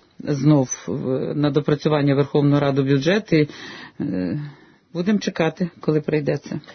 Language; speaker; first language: Ukrainian; native; Ukrainian